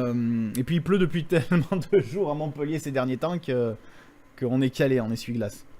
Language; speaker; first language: French; native; French